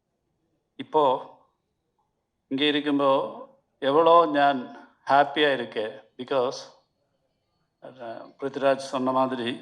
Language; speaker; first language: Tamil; non-native, learner; Malayalam